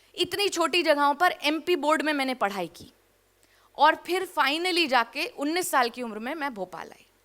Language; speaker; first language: Hindi; native; Hindi